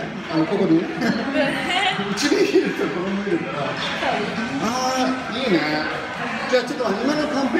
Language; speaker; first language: Japanese; non-native, fluent; English